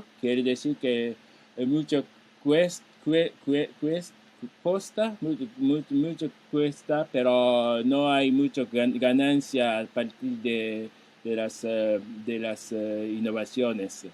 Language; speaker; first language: Spanish; non-native, fluent; Japanese